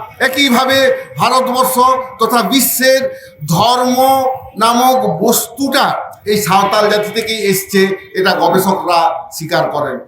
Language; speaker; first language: Bangla; non-native, local second language; Santali